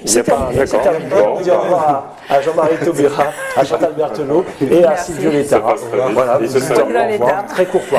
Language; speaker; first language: French; native; French